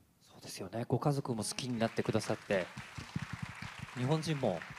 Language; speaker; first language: Japanese; native; Japanese